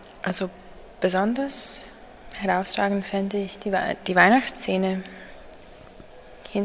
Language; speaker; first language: German; early bilingual, other home language; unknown